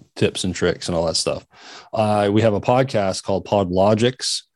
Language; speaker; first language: English; native; English